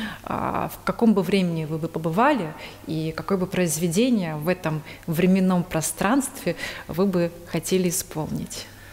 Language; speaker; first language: Russian; native; Russian